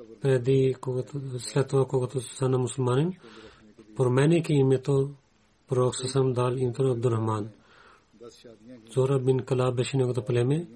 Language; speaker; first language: Bulgarian; non-native, learner; Urdu